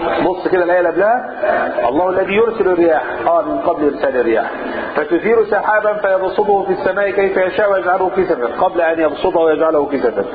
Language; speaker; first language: Arabic; native; Arabic